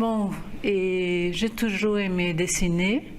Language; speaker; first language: French; non-native, local second language; Haitian Creole